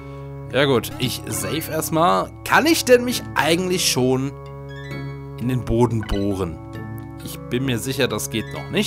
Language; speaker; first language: German; native; German